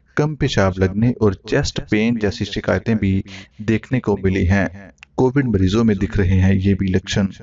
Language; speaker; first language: Hindi; native; Hindi